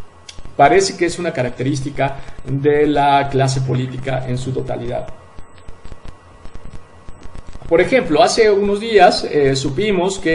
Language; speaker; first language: Spanish; native; Spanish